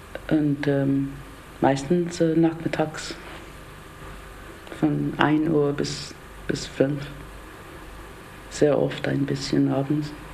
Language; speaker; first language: German; non-native, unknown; English